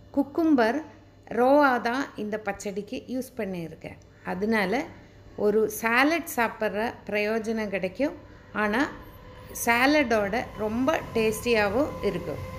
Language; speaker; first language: Tamil; non-native, local second language; Malayalam